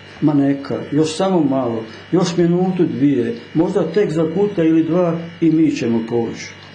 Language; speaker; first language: Croatian; native; Croatian